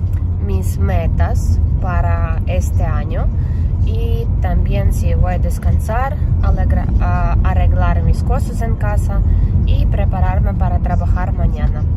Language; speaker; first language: Spanish; non-native, learner; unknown